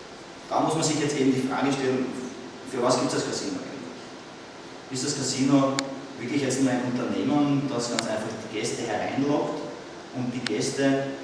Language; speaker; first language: German; native; German